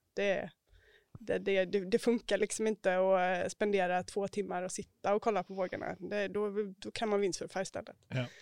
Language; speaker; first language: Swedish; native; Swedish